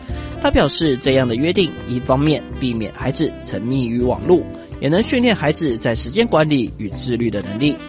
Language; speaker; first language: Chinese; native; Chinese